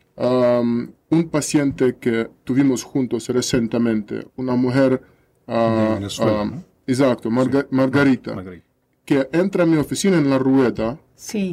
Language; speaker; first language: Spanish; non-native, learner; Russian